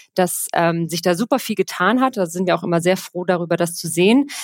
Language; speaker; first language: German; native; German